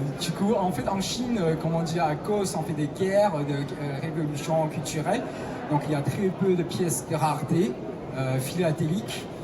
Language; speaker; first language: French; non-native, fluent; Chinese